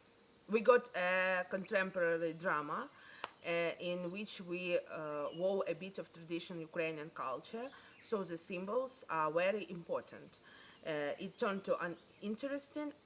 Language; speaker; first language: English; non-native, learner; Ukrainian